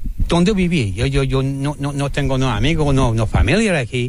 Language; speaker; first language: Spanish; non-native, learner; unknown